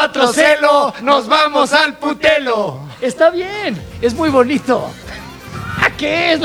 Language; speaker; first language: Spanish; native; Spanish